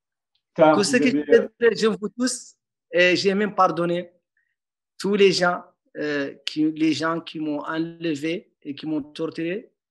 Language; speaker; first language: French; non-native, local second language; Arabic